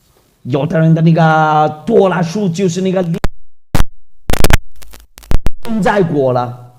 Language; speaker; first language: Chinese; non-native, fluent; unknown